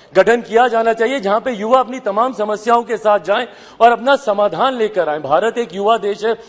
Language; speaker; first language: Hindi; native; Hindi